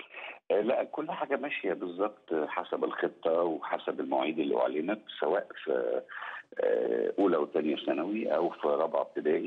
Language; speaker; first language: Arabic; native; Arabic